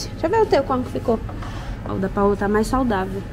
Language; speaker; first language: Portuguese; native; Portuguese